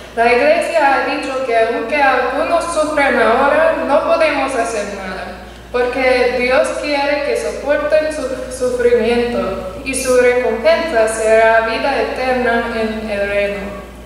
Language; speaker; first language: Spanish; non-native, learner; English